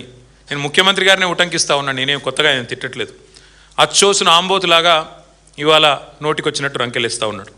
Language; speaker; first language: Telugu; native; Telugu